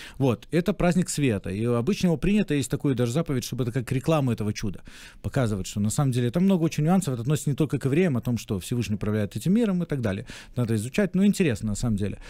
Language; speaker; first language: Russian; native; Russian